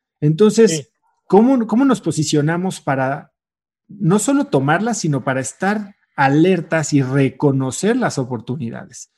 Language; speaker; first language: Spanish; native; Spanish